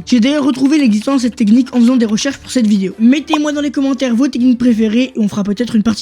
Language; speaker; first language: French; native; French